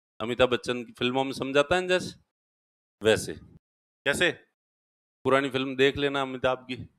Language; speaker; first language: Hindi; non-native, local second language; Marwari